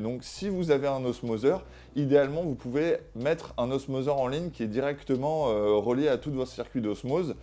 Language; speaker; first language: French; native; French